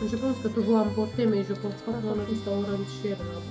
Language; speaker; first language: French; non-native, learner; Romanian